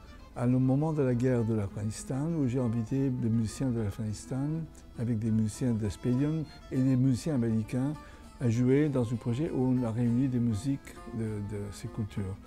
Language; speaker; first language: French; non-native, fluent; Catalan